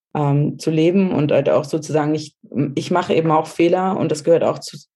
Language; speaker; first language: German; native; German